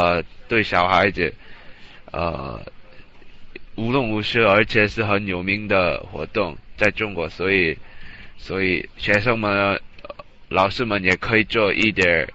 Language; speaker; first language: Chinese; non-native, learner; English